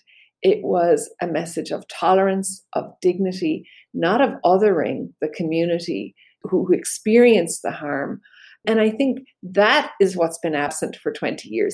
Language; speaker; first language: English; native; English